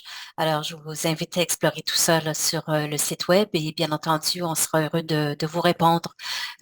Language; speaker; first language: French; native; French